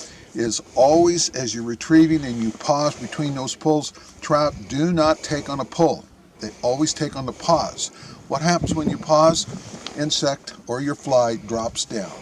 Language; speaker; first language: English; native; English